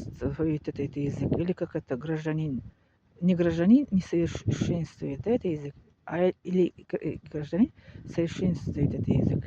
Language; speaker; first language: Russian; non-native, local second language; Tajik